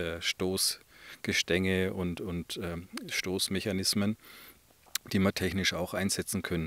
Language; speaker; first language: German; native; German